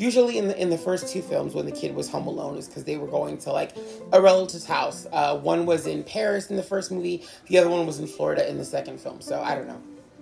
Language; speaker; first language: English; native; English